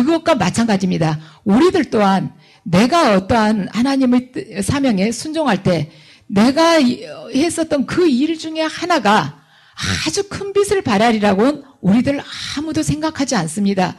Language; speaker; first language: Korean; native; Korean